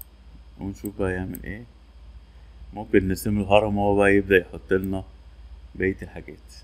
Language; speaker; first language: Arabic; native; Arabic